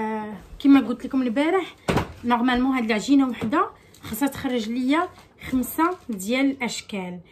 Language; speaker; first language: Arabic; native; Arabic